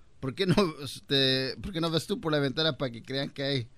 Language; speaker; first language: Spanish; native; Spanish